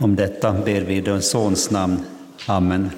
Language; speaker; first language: Swedish; non-native, local second language; Finnish